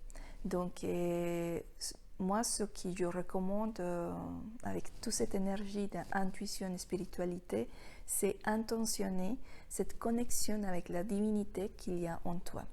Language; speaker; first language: French; non-native, fluent; Spanish